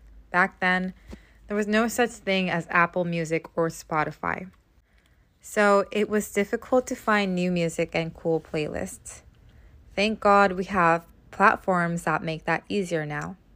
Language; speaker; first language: English; native; English